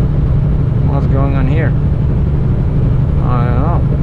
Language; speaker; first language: English; non-native, fluent; Russian